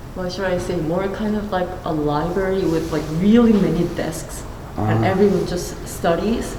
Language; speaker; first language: English; non-native, fluent; Korean